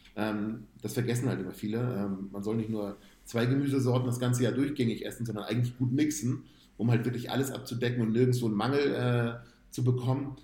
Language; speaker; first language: German; native; German